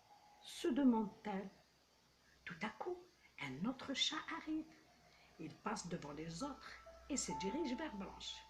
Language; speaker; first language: French; non-native, local second language; Arabic